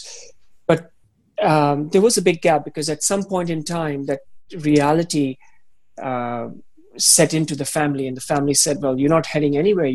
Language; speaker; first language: English; non-native, local second language; Hindi